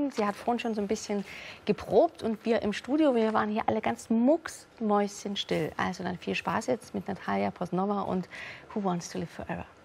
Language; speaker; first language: German; native; German